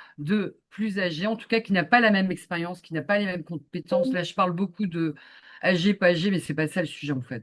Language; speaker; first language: French; native; French